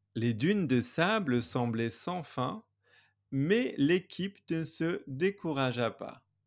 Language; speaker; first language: French; native; French